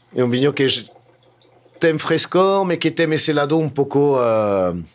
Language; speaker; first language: Portuguese; non-native, fluent; French